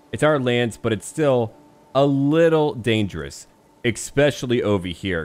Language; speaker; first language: English; native; English